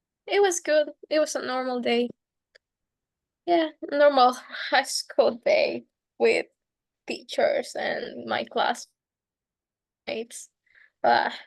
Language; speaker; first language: English; non-native, learner; Spanish